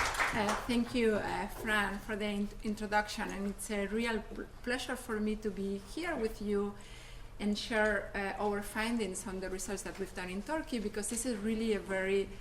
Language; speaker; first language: English; non-native, fluent; Spanish